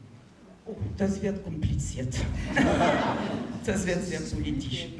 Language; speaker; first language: German; non-native, fluent; French